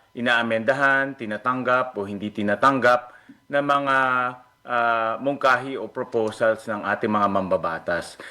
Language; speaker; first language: Filipino; native; Filipino